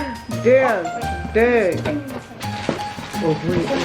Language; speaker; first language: English; non-native, learner; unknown